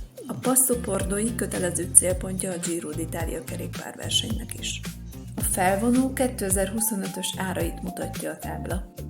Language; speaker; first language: Hungarian; native; Hungarian